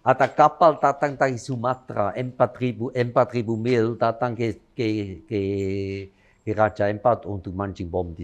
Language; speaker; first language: Indonesian; non-native, fluent; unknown